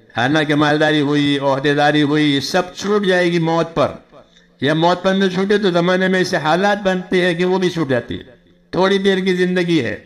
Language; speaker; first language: Urdu; non-native, local second language; Gujarati